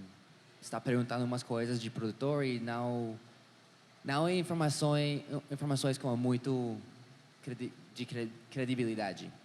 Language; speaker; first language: Portuguese; non-native, learner; English